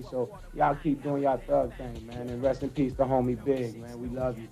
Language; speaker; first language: English; native; English